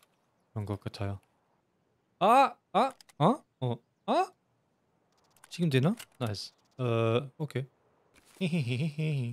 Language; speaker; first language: Korean; non-native, learner; German